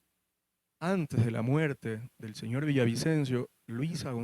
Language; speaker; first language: Spanish; native; Spanish